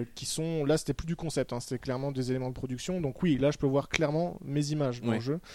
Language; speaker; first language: French; native; French